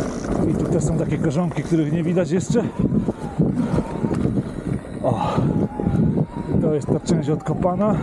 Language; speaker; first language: Polish; native; Polish